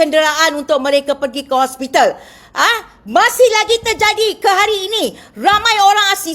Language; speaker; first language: Malay; native; Malay